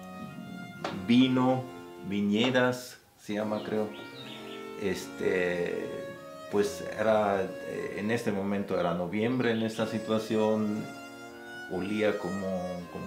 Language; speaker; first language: Spanish; non-native, fluent; German